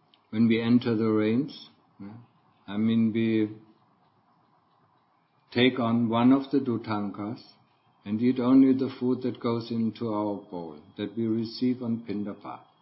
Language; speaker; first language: English; non-native, fluent; German